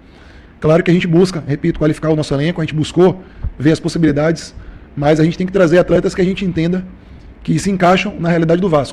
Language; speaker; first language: Portuguese; native; Portuguese